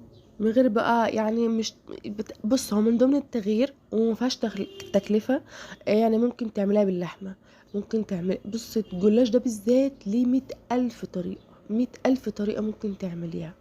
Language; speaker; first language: Arabic; native; Arabic